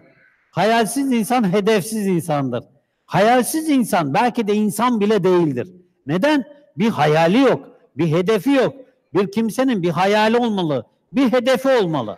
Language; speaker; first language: Turkish; native; Turkish